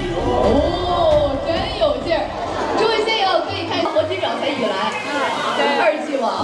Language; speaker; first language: Chinese; native; Chinese